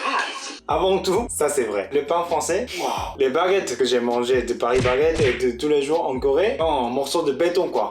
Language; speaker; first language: French; non-native, fluent; Korean